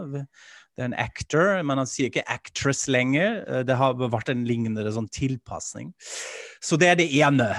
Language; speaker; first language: Norwegian; non-native, fluent; German